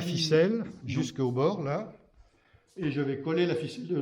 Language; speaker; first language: French; native; French